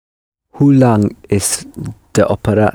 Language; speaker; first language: Dutch; non-native, learner; English